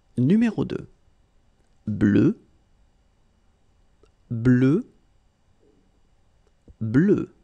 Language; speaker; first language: French; native; French